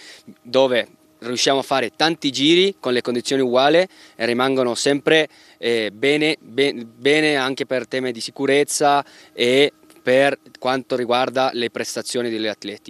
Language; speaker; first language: Italian; non-native, fluent; Spanish